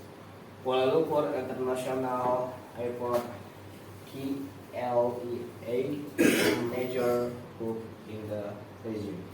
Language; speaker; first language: English; non-native, learner; Indonesian